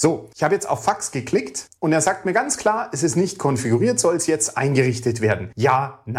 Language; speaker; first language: German; native; German